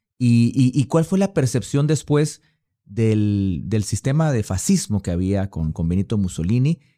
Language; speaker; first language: Spanish; native; Spanish